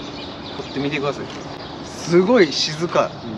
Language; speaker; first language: Japanese; native; Japanese